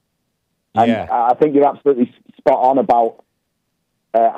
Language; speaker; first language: English; native; English